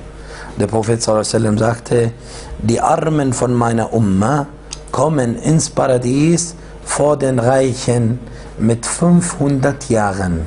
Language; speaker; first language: German; non-native, fluent; Arabic